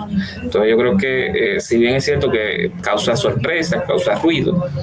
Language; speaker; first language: Spanish; native; Spanish